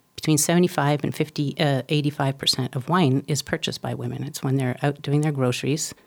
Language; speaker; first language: English; native; English